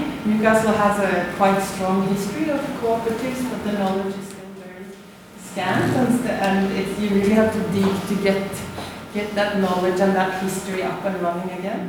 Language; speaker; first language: English; non-native, fluent; Norwegian